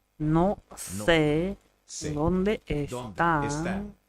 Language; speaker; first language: Spanish; non-native, learner; English